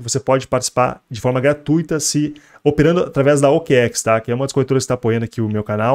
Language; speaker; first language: Portuguese; native; Portuguese